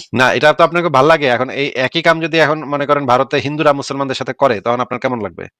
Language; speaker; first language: Bangla; native; Bangla